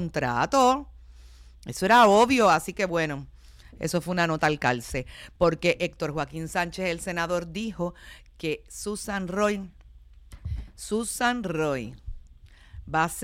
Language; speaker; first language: Spanish; native; Spanish